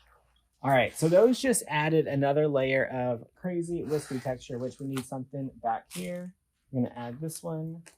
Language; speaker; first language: English; native; English